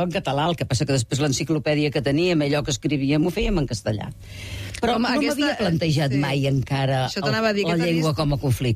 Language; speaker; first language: Catalan; native; Catalan